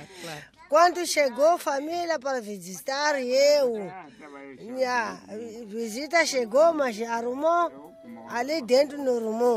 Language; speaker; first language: Portuguese; non-native, local second language; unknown